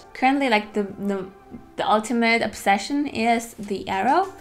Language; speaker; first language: English; non-native, fluent; German